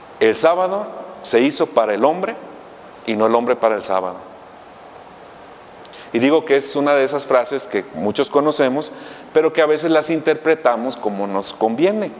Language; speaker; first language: Spanish; native; Spanish